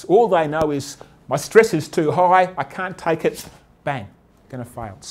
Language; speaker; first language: English; native; English